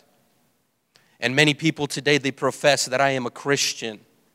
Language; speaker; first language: English; native; English